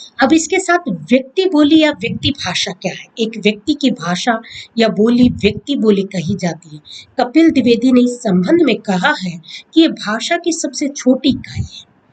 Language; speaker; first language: Hindi; native; Hindi